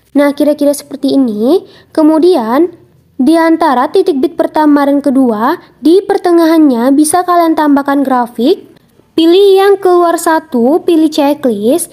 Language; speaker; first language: Indonesian; non-native, local second language; Minangkabau